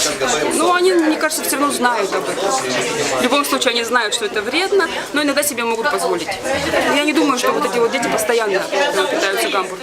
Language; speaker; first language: Russian; native; Russian